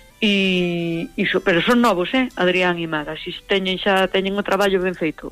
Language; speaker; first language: Galician; native; Galician